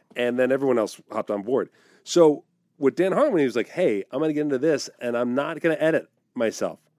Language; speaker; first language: English; native; English